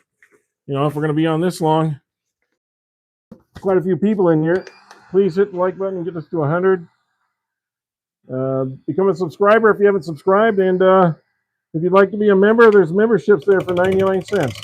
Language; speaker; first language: English; native; English